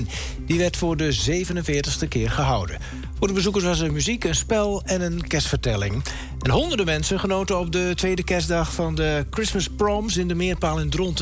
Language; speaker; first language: Dutch; native; Dutch